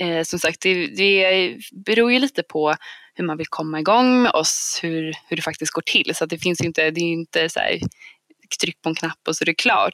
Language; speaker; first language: Swedish; native; Swedish